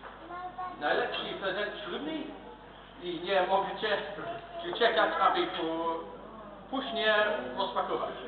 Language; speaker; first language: Polish; non-native, learner; English